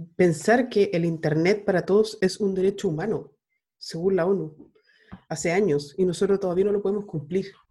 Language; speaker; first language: Spanish; native; Spanish